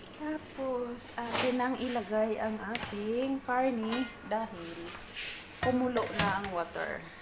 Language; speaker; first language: Filipino; non-native, local second language; Cebuano